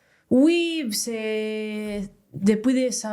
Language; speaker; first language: French; non-native, learner; Spanish